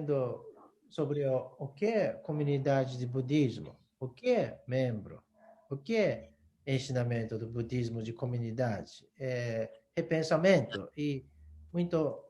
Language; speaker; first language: Portuguese; non-native, learner; Japanese